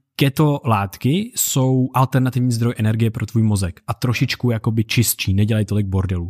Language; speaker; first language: Czech; native; Czech